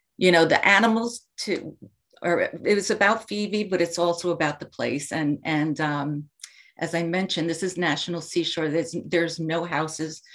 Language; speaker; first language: English; native; English